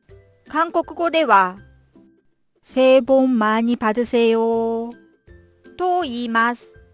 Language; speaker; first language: Japanese; non-native, fluent; Korean